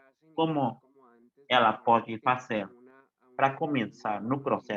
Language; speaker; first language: Portuguese; non-native, fluent; Spanish